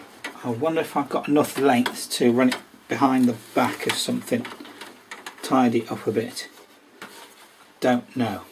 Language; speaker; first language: English; native; English